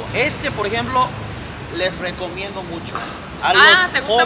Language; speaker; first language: Spanish; non-native, fluent; Korean